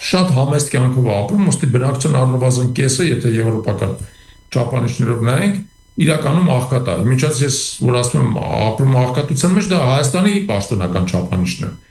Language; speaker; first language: Armenian; native; Armenian